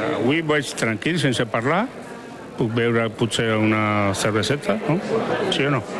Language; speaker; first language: Catalan; non-native, fluent; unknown